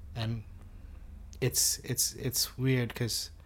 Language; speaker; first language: English; native; English